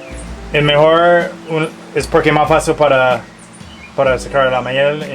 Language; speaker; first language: Spanish; non-native, learner; English